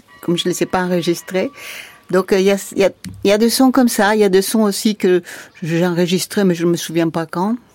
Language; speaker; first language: French; non-native, fluent; Spanish